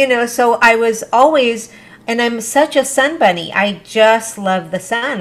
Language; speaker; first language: English; early bilingual, other home language; Spanish